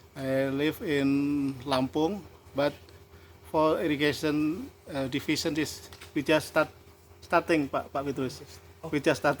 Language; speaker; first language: English; non-native, learner; Indonesian